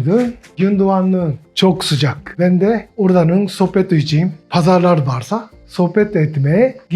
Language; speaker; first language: Turkish; non-native, learner; Japanese